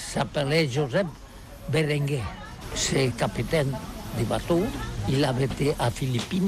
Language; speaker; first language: French; non-native, learner; Catalan